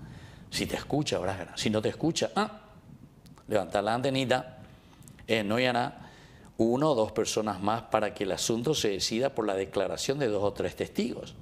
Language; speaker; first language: Spanish; native; Spanish